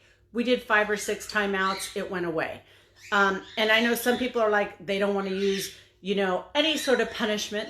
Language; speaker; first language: English; native; English